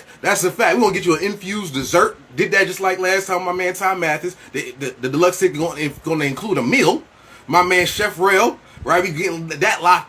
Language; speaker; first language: English; native; English